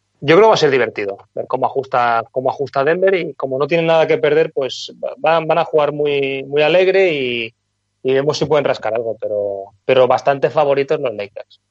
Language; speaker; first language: Spanish; native; Spanish